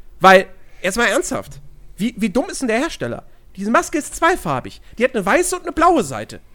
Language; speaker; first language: German; early bilingual, other home language; Turkish